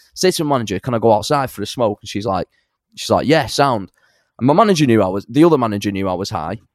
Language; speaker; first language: English; native; English